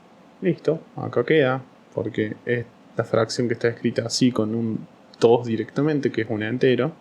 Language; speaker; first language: Spanish; native; Spanish